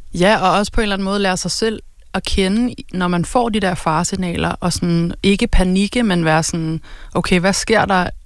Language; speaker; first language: Danish; native; Danish